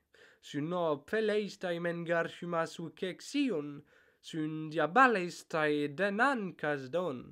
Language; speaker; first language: Greek; non-native, fluent; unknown